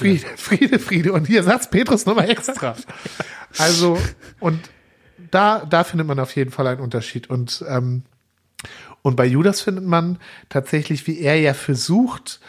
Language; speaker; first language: German; native; German